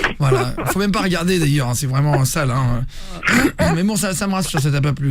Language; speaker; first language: French; native; French